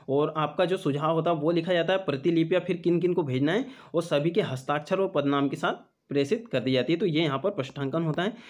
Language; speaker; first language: Hindi; native; Hindi